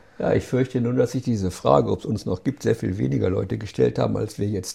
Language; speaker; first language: German; native; German